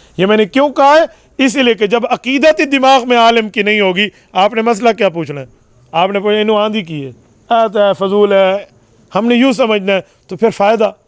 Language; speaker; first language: Urdu; non-native, local second language; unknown